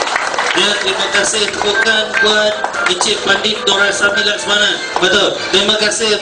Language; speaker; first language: Malay; native; Malay